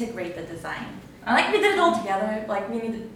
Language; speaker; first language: English; non-native, fluent; Turkish